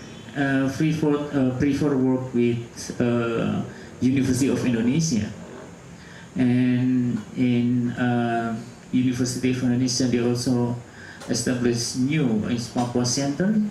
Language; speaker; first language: English; non-native, local second language; Indonesian